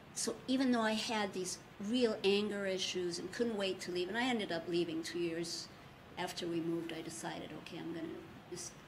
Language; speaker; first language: English; early bilingual, other home language; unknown